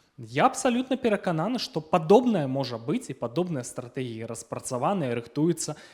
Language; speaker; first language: Belarusian; non-native, local second language; Russian